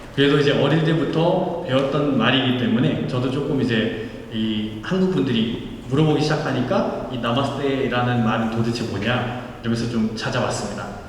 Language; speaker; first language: Korean; non-native, fluent; Nepali